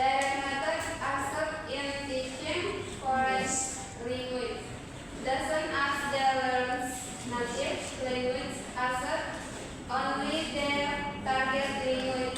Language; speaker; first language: English; non-native, learner; Indonesian